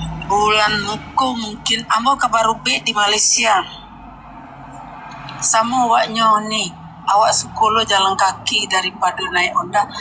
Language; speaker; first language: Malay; non-native, local second language; Minangkabau